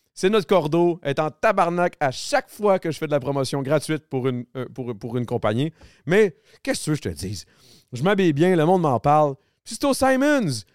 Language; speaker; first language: French; native; French